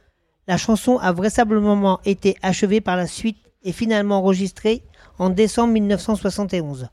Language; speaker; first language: French; native; French